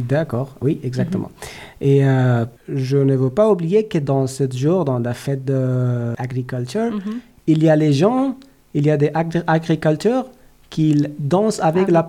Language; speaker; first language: French; non-native, learner; Persian